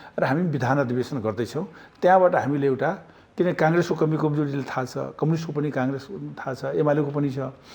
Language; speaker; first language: Nepali; non-native, local second language; Maithili